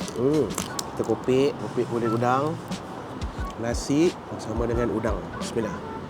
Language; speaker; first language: Malay; native; Malay